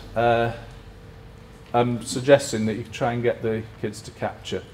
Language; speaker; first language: English; native; English